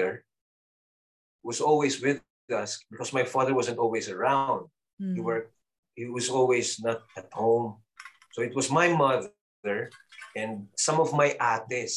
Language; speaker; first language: English; non-native, local second language; Cebuano